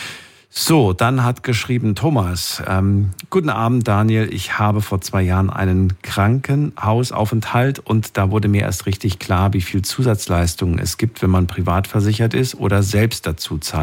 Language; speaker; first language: German; native; German